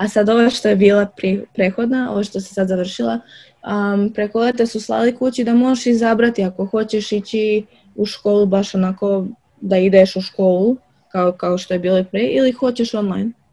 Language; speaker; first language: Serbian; early bilingual, other home language; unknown